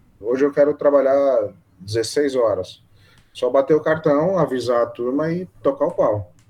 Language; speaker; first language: Portuguese; native; Portuguese